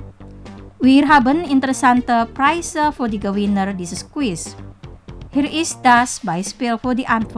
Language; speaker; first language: German; non-native, fluent; Indonesian